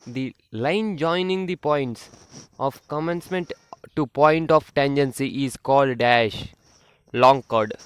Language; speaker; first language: English; non-native, local second language; Telugu